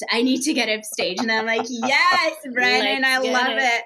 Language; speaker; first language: English; early bilingual, other home language; Portuguese